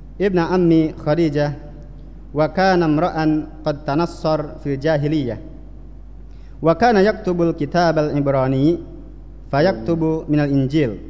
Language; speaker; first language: Arabic; non-native, fluent; Indonesian